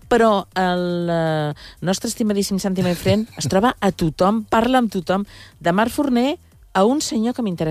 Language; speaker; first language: Catalan; native; Catalan